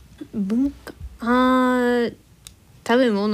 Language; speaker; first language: Japanese; non-native, learner; English